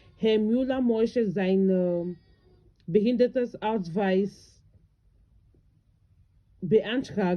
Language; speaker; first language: German; non-native, learner; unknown